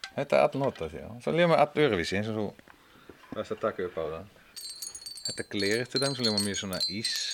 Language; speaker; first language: Icelandic; non-native, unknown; Dutch